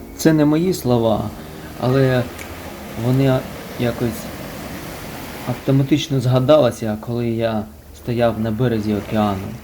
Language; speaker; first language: Ukrainian; native; Ukrainian